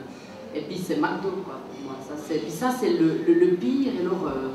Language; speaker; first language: French; native; French